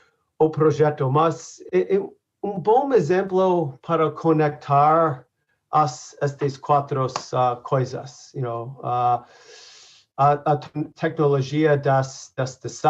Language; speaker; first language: Portuguese; non-native, learner; English